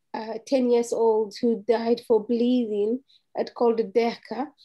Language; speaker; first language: English; non-native, fluent; Somali